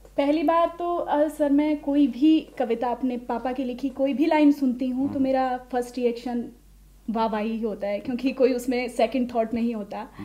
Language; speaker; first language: Hindi; native; Hindi